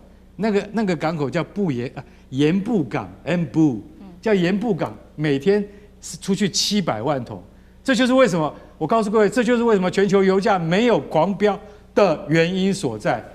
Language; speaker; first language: Chinese; native; Chinese